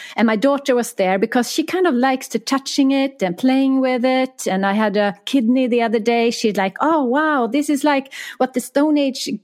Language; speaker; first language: English; non-native, fluent; Swedish